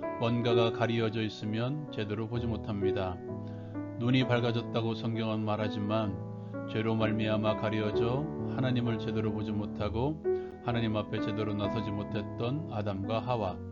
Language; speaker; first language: Korean; native; Korean